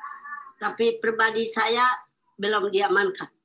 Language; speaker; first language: Indonesian; non-native, local second language; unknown